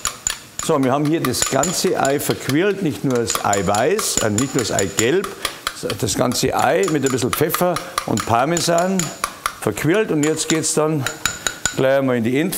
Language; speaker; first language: German; native; German